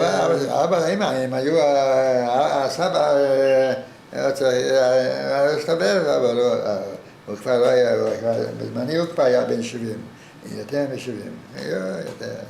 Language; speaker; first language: Hebrew; non-native, fluent; Yiddish